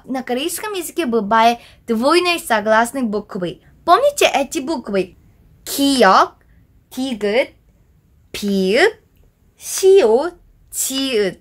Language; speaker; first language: Russian; non-native, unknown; Korean